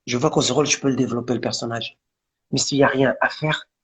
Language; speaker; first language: French; non-native, local second language; Arabic